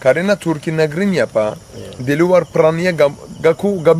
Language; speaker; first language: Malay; non-native, learner; Turkish